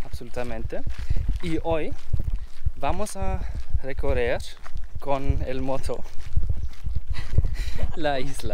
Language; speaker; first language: Spanish; non-native, learner; German